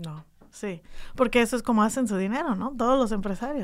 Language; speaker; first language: Spanish; native; Spanish